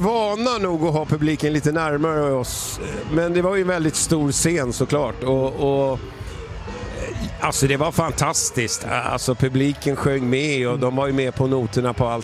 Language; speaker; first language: Swedish; native; Swedish